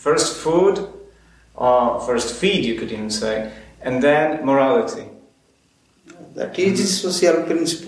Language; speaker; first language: English; non-native, fluent; Dutch